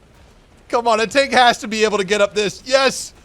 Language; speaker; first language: English; native; English